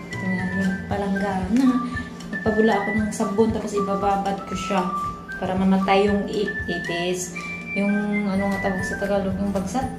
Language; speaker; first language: Filipino; non-native, local second language; Hiligaynon